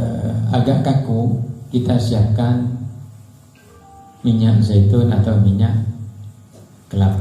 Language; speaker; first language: Indonesian; native; Indonesian